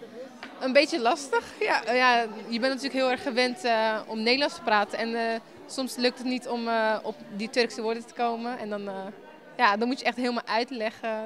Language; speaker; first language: Dutch; early bilingual, other home language; Turkish